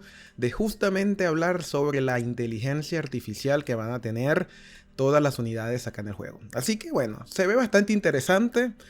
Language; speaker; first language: Spanish; native; Spanish